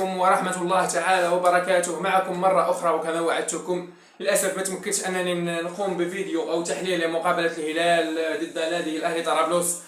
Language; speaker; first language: Arabic; native; Arabic